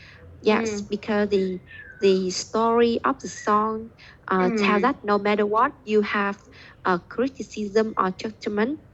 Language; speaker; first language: English; non-native, learner; Vietnamese